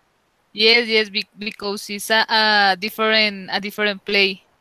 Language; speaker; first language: English; non-native, learner; Spanish